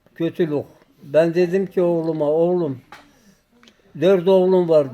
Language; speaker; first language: Turkish; native; Turkish